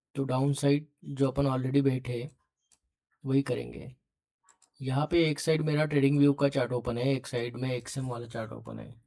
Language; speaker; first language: Hindi; non-native, local second language; Marathi